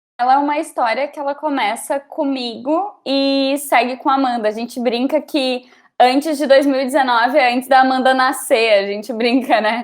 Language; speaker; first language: Portuguese; native; Portuguese